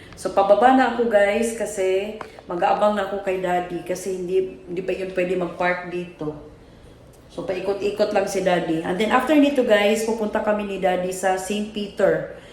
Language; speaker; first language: Filipino; non-native, local second language; Cebuano